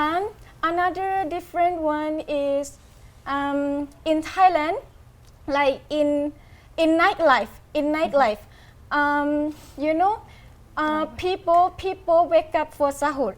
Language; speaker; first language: English; non-native, fluent; Thai